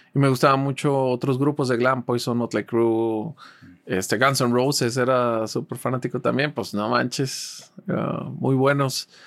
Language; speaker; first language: Spanish; native; Spanish